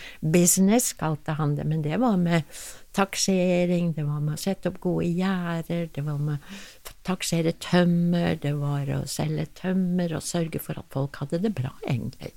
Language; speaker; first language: Norwegian; non-native, fluent; English